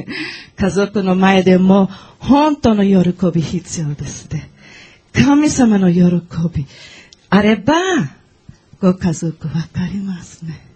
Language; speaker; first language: Japanese; non-native, learner; Portuguese